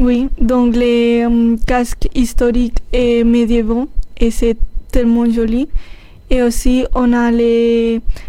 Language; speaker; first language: French; non-native, learner; Spanish